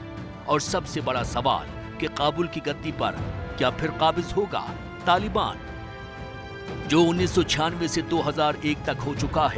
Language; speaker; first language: Hindi; native; Hindi